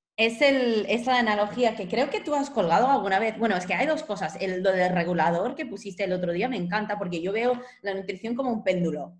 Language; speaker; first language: Spanish; non-native, fluent; English